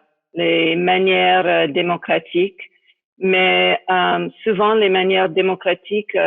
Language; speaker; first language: French; non-native, fluent; English